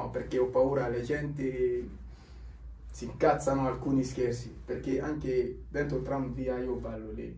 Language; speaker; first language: Italian; non-native, learner; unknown